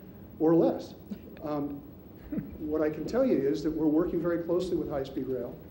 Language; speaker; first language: English; native; English